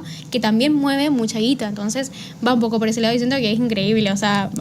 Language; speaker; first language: Spanish; native; Spanish